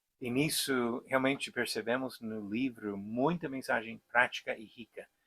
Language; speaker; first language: Portuguese; non-native, fluent; English